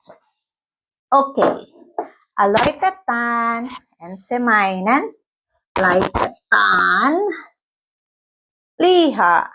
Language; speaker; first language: Finnish; non-native, learner; Cebuano